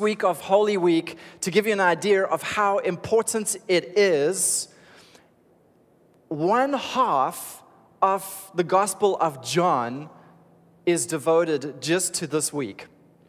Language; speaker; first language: English; native; English